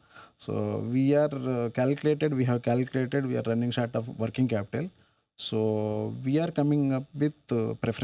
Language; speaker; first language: English; non-native, local second language; Telugu